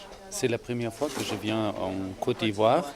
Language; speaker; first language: French; non-native, fluent; German